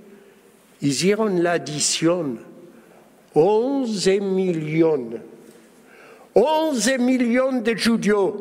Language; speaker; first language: Spanish; early bilingual, heritage; Spanish